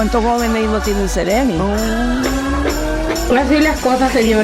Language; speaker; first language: Spanish; native; Spanish